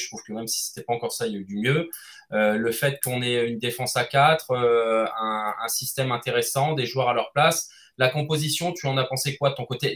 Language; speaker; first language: French; native; French